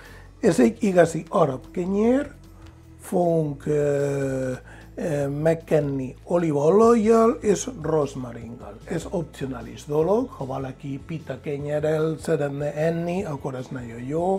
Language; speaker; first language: Hungarian; non-native, fluent; Spanish